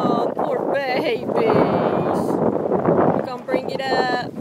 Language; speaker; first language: English; native; English